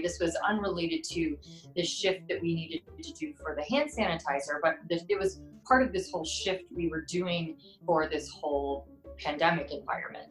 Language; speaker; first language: English; native; English